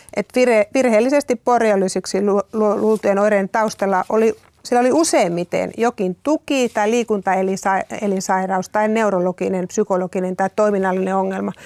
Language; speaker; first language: Finnish; native; Finnish